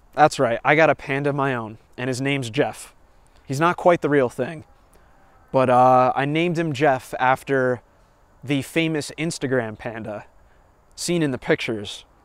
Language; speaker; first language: English; native; English